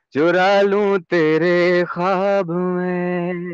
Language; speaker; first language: Hindi; native; Hindi